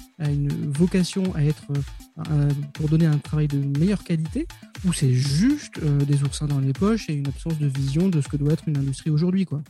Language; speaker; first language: French; native; French